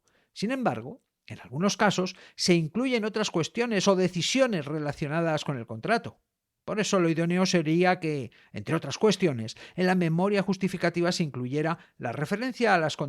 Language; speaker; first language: Spanish; native; Spanish